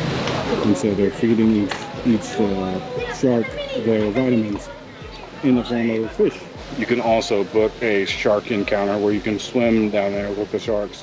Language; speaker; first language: English; native; English